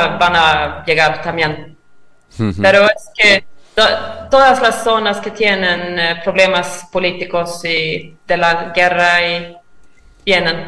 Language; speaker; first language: Spanish; non-native, fluent; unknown